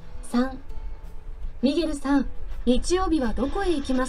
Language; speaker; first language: Japanese; non-native, learner; Thai